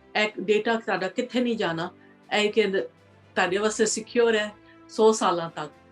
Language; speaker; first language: Punjabi; early bilingual, heritage; Punjabi